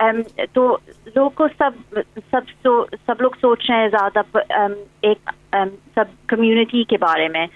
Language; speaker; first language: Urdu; early bilingual, heritage; English